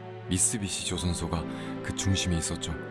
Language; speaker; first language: Korean; native; Korean